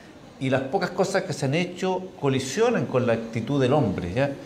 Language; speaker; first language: Spanish; native; Spanish